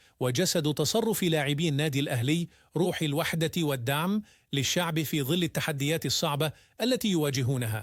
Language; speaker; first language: Arabic; native; Arabic